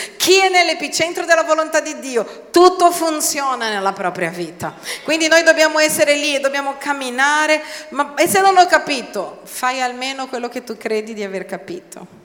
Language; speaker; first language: Italian; non-native, fluent; Portuguese